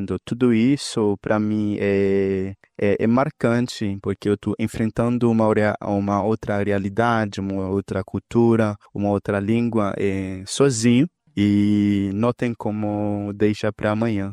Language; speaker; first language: Portuguese; non-native, fluent; Haitian Creole